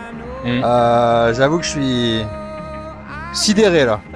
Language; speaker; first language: French; native; French